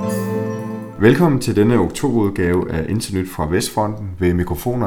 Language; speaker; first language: Danish; native; Danish